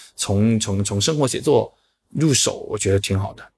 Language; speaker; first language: Chinese; non-native, local second language; Min Nan Chinese